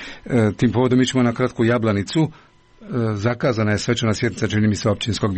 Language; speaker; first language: Croatian; native; Croatian